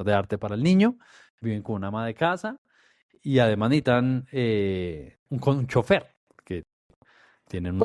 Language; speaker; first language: Spanish; native; Spanish